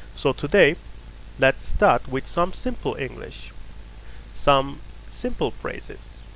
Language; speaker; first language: English; non-native, fluent; Turkish